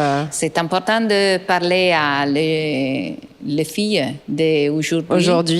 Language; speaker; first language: French; non-native, fluent; Italian